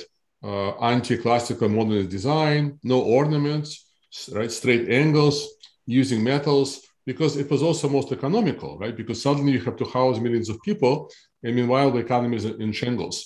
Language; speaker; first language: English; non-native, fluent; Russian